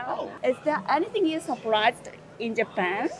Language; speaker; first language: English; non-native, learner; Japanese